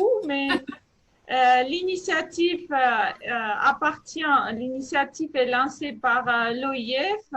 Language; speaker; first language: French; non-native, fluent; Armenian